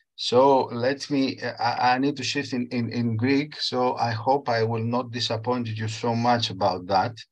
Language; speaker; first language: English; non-native, fluent; Greek